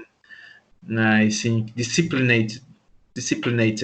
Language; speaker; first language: English; non-native, learner; Portuguese